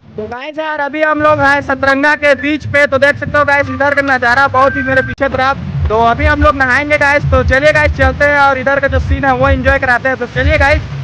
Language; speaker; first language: Hindi; native; Hindi